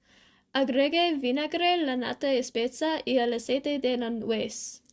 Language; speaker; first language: Spanish; non-native, learner; English